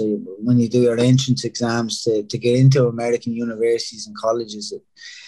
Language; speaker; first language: English; native; English